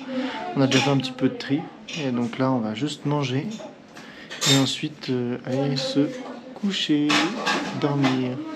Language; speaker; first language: French; native; French